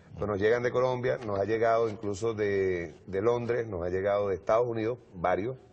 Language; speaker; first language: Spanish; native; Spanish